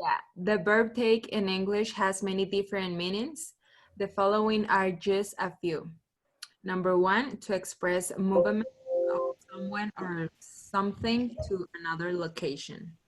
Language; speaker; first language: English; non-native, learner; Spanish